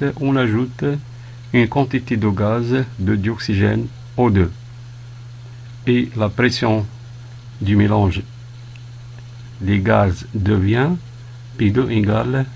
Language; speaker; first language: French; non-native, local second language; Arabic